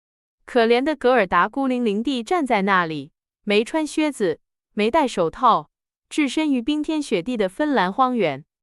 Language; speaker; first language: Chinese; native; Chinese